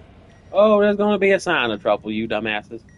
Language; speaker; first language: English; native; English